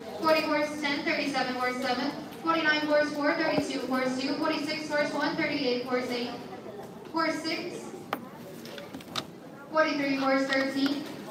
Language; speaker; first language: English; native; English